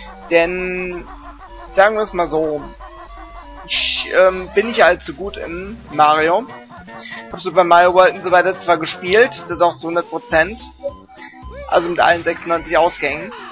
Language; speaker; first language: German; native; German